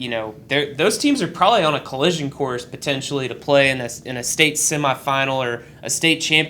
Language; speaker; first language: English; native; English